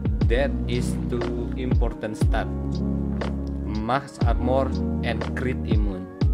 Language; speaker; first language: English; non-native, learner; Indonesian